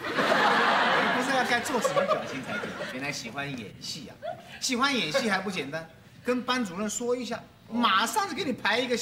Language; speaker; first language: Chinese; native; Chinese